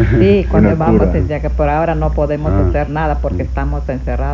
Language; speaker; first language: Spanish; non-native, local second language; Shipibo-Conibo